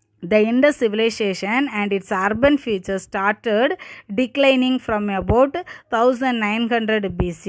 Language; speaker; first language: English; non-native, local second language; Tamil